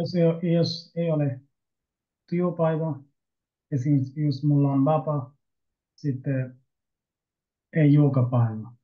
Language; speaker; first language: Finnish; non-native, learner; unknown